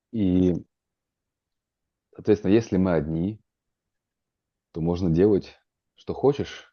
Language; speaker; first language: Russian; native; Russian